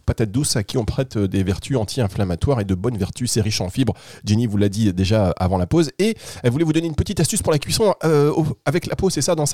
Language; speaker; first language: French; native; French